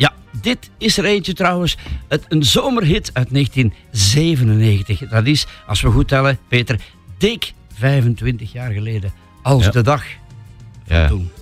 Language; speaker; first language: Dutch; native; Dutch